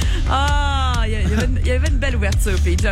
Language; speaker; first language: French; native; French